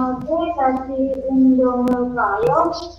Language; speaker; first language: Korean; non-native, learner; Indonesian